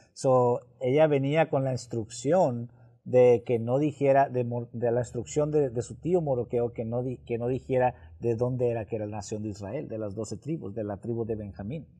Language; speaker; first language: Spanish; early bilingual, heritage; Spanish